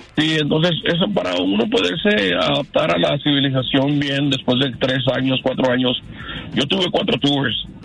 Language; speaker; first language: Spanish; early bilingual, heritage; Spanish